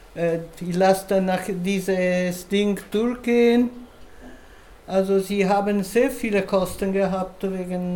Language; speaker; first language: German; non-native, fluent; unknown